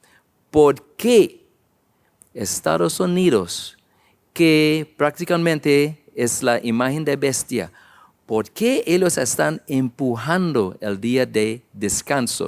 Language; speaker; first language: Spanish; non-native, learner; English